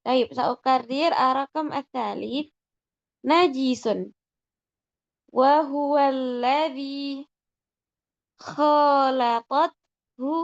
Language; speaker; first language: Arabic; non-native, fluent; Indonesian